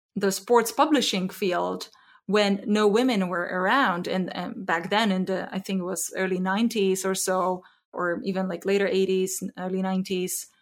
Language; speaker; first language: English; non-native, fluent; Czech